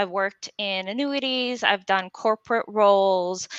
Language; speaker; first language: English; non-native, fluent; French